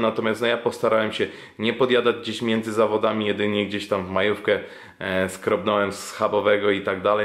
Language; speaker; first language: Polish; native; Polish